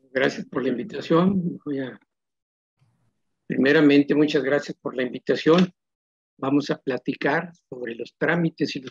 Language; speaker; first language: Spanish; native; Spanish